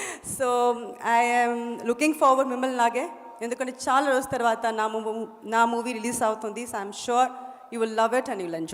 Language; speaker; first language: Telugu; non-native, learner; Tamil